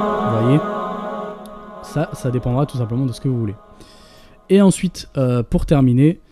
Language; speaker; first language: French; native; French